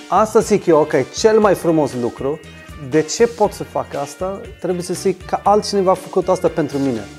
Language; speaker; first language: Romanian; non-native, fluent; Swedish